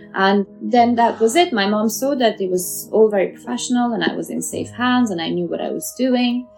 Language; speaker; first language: English; non-native, local second language; Persian